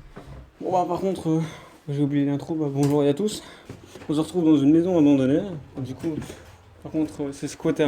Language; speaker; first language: French; native; French